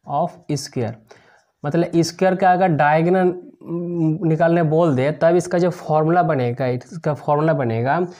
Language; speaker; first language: Hindi; native; Hindi